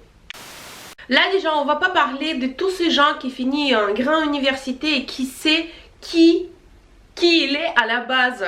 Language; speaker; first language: French; non-native, fluent; Russian